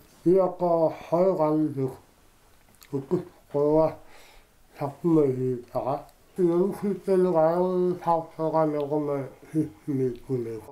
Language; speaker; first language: Mongolian; non-native, learner; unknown